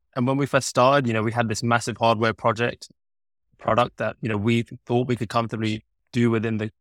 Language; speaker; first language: English; native; English